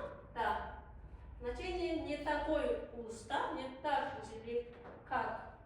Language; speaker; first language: Russian; non-native, local second language; Kyrgyz